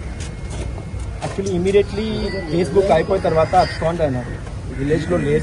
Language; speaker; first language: Telugu; non-native, learner; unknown